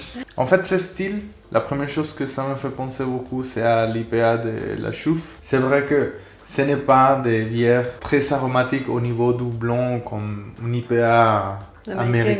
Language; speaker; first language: French; non-native, fluent; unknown